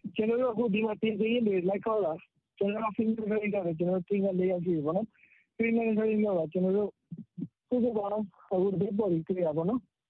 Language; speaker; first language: Burmese; non-native, local second language; Rohingya